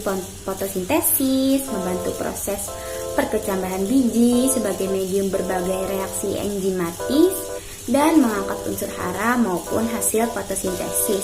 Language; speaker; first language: Indonesian; non-native, local second language; Banjar